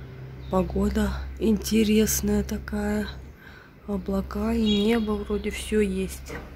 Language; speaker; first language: Russian; native; Russian